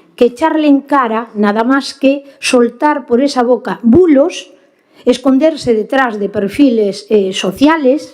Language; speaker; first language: Spanish; non-native, local second language; Galician